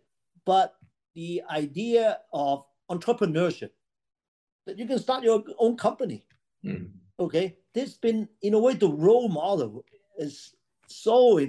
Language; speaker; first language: English; non-native, local second language; Cantonese